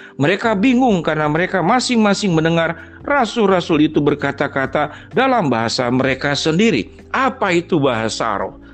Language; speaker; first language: Indonesian; native; Indonesian